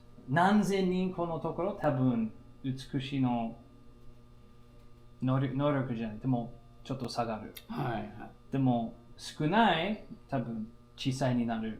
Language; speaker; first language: Japanese; non-native, learner; English